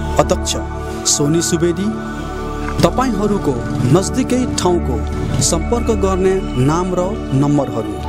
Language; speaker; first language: Nepali; early bilingual, heritage; Nepali